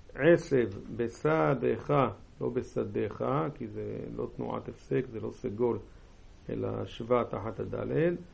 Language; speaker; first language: Hebrew; native; Hebrew